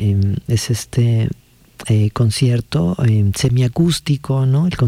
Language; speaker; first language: Spanish; native; Spanish